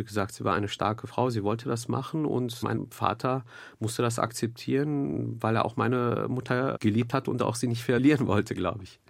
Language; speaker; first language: German; early bilingual, other home language; Turkish